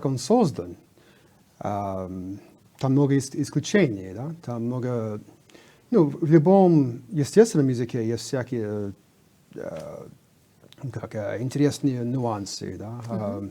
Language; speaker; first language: Russian; non-native, fluent; English